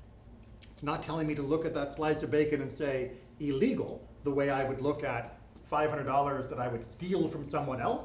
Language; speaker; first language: English; native; English